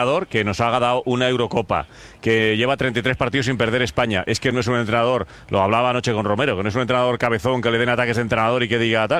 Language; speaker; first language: Spanish; native; Spanish